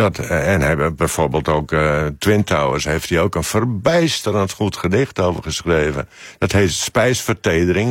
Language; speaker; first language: Dutch; native; Dutch